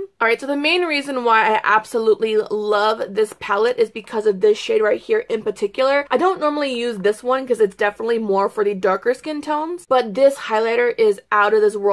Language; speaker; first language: English; native; English